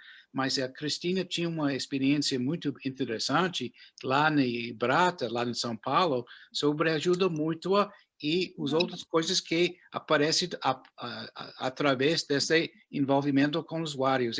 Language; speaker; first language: Portuguese; non-native, fluent; English